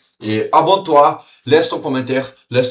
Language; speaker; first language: French; non-native, learner; Portuguese